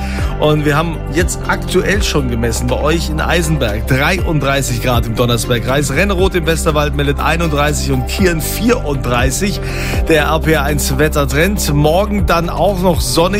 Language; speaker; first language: German; native; German